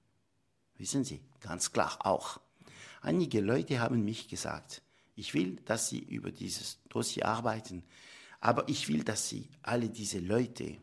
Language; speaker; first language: German; non-native, local second language; French